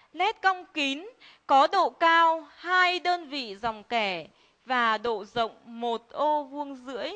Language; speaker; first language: Vietnamese; native; Vietnamese